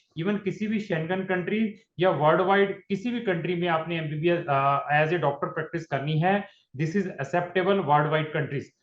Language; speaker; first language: Hindi; non-native, local second language; Punjabi